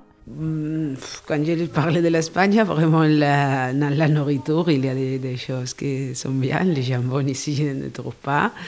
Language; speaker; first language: French; non-native, learner; Spanish